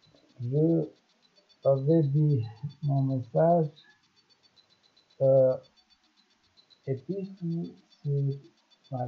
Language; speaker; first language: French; non-native, learner; Romanian